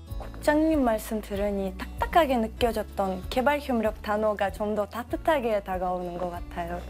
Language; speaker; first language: Korean; non-native, fluent; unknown